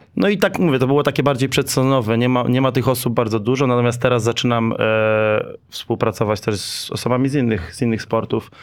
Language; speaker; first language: Polish; native; Polish